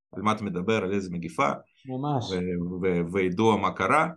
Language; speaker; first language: Hebrew; non-native, fluent; Russian